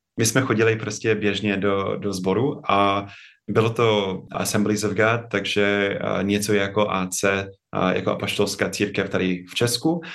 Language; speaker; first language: Czech; non-native, fluent; English